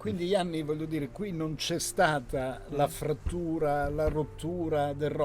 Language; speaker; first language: Italian; native; Italian